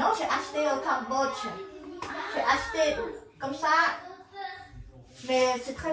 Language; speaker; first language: French; non-native, learner; Vietnamese